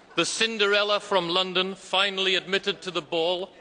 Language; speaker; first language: English; native; English